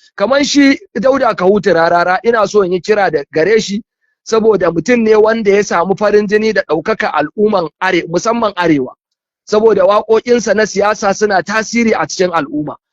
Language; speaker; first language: Hausa; native; Hausa